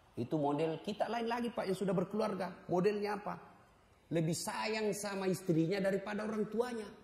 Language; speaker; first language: Indonesian; non-native, local second language; Buginese